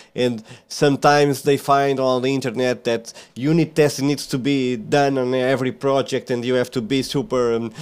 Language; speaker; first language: English; non-native, fluent; Portuguese